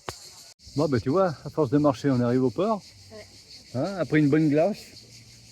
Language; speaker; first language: French; native; French